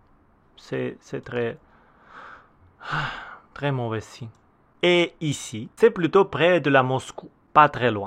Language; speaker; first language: French; non-native, learner; Russian